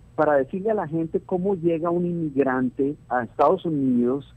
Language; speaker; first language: Spanish; native; Spanish